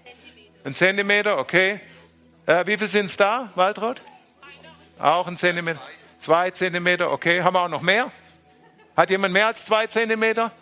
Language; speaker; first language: German; native; German